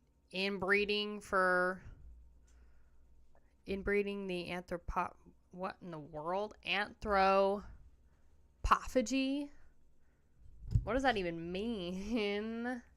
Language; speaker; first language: English; native; English